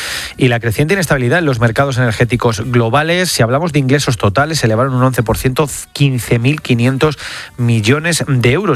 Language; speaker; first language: Spanish; native; Spanish